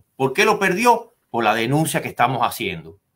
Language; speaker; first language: Spanish; native; Spanish